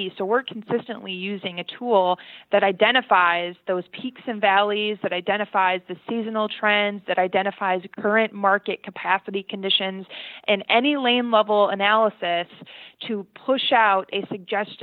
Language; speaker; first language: English; native; English